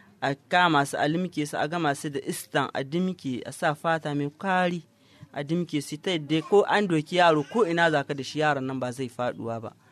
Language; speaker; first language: Hausa; non-native, local second language; Tamasheq